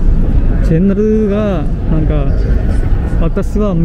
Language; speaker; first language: Japanese; non-native, fluent; Indonesian